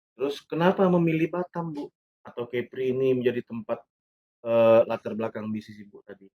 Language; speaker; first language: Indonesian; native; Indonesian